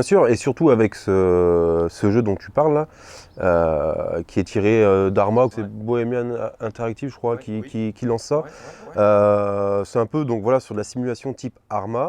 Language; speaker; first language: French; native; French